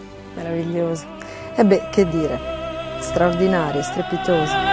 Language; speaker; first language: Italian; native; Italian